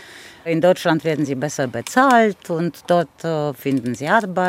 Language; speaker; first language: German; non-native, fluent; Romanian